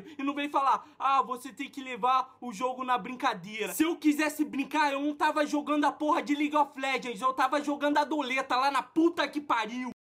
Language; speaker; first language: Portuguese; native; Portuguese